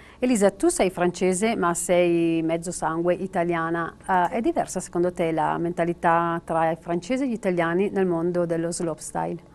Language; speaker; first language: Italian; native; Italian